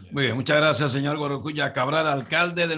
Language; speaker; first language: Spanish; native; Spanish